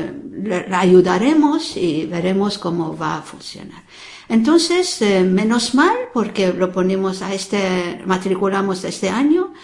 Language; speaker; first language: Spanish; non-native, fluent; Persian